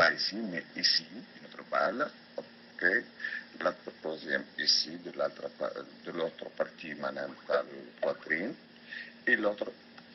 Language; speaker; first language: French; non-native, local second language; Arabic